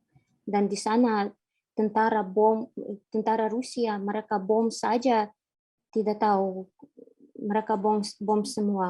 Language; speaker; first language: Indonesian; non-native, fluent; Ukrainian